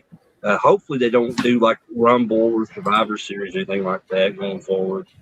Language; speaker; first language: English; native; English